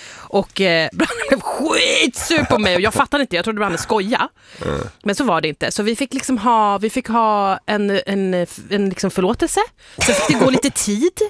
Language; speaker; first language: Swedish; early bilingual, other home language; Persian